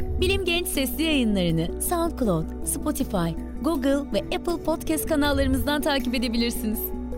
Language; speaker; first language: Turkish; native; Turkish